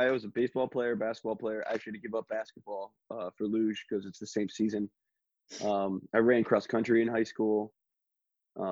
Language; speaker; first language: English; native; English